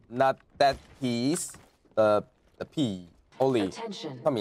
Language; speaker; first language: English; non-native, learner; Korean